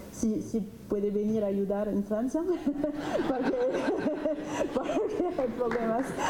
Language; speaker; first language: Spanish; non-native, fluent; French